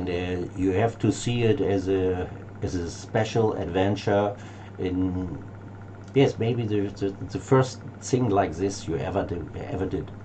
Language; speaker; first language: English; non-native, learner; German